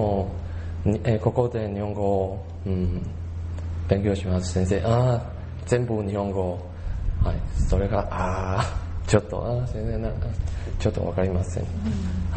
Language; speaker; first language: Japanese; non-native, learner; Chinese